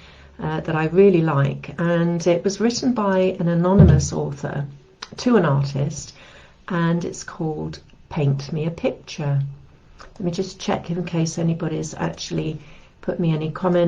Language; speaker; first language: English; native; English